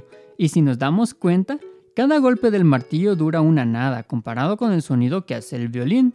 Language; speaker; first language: Spanish; native; Spanish